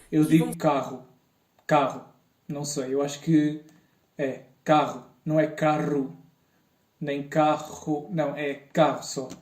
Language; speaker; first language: Portuguese; native; Portuguese